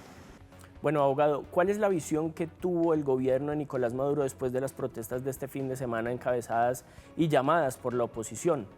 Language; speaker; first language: Spanish; native; Spanish